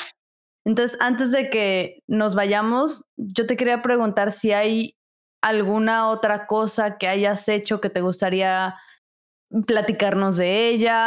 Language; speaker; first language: Spanish; native; Spanish